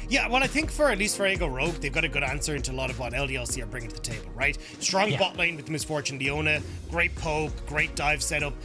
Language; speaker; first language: English; native; English